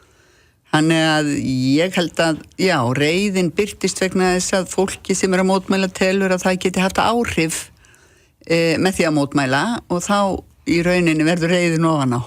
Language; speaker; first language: Icelandic; native; Icelandic